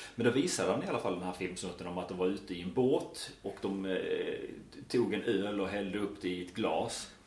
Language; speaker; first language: Swedish; native; Swedish